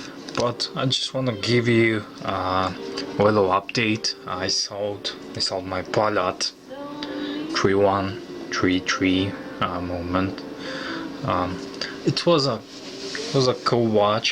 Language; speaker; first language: English; non-native, fluent; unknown